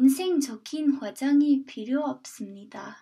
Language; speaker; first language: Korean; non-native, learner; English